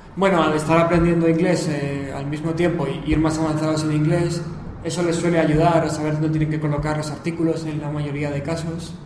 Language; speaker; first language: Spanish; native; Spanish